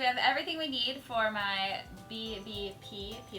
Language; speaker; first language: English; native; English